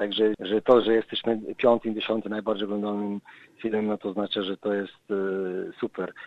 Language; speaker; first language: Polish; non-native, fluent; Slovenian